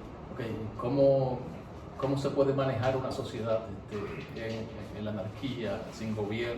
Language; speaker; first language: Spanish; native; Spanish